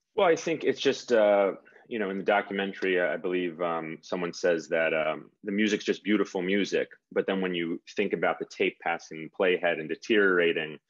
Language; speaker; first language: English; native; English